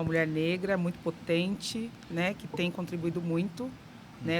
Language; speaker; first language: Portuguese; native; Portuguese